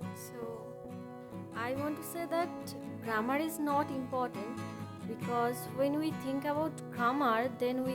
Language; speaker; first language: English; non-native, learner; Bangla